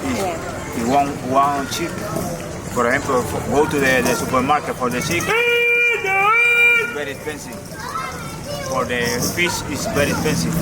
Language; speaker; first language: English; non-native, learner; Spanish